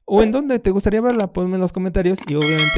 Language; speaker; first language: Spanish; native; Spanish